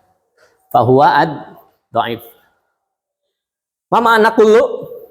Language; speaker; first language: Arabic; non-native, fluent; Indonesian